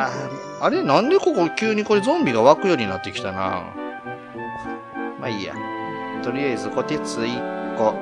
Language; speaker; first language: Japanese; native; Japanese